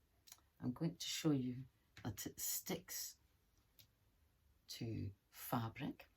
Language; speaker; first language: English; native; English